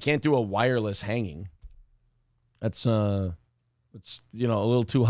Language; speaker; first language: English; native; English